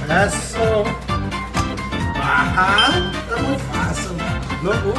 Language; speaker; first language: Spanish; non-native, learner; English